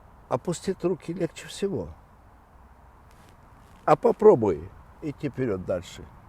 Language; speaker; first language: Ukrainian; non-native, fluent; Azerbaijani